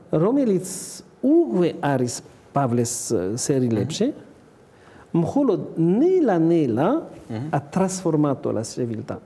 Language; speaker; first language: Georgian; non-native, learner; French